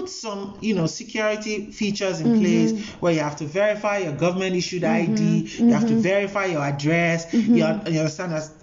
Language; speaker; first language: English; non-native, local second language; Yoruba